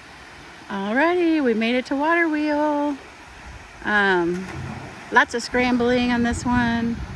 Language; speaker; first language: English; native; English